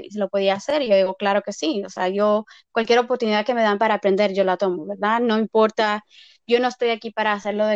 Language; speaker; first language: Spanish; early bilingual, heritage; Spanish